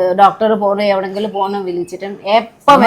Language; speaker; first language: Malayalam; non-native, learner; Nepali